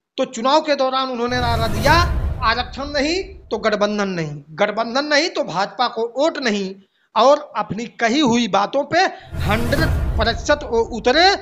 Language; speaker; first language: Hindi; native; Hindi